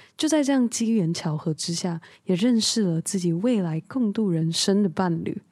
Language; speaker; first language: Chinese; native; Chinese